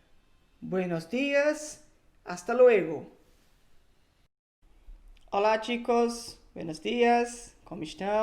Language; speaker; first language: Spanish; non-native, fluent; Portuguese